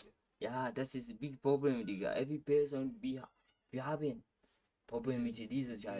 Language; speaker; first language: German; non-native, learner; Swahili